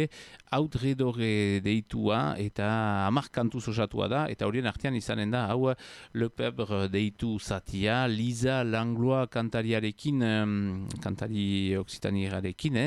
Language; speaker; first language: Basque; native; Basque